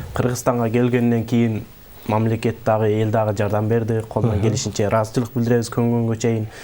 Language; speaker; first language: Kyrgyz; early bilingual, heritage; Kyrgyz